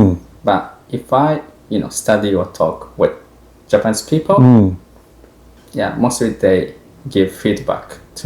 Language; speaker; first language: English; non-native, fluent; Japanese